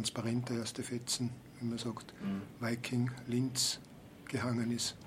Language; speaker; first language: German; native; German